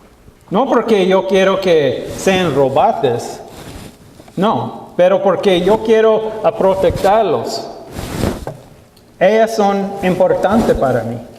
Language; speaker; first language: Spanish; non-native, learner; English